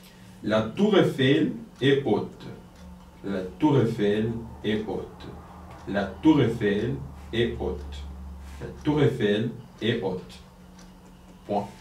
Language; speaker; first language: French; non-native, fluent; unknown